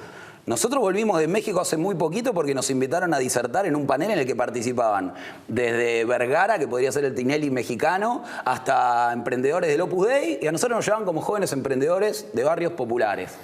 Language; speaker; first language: Spanish; native; Spanish